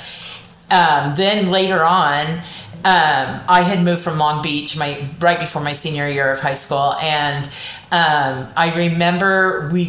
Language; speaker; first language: English; native; English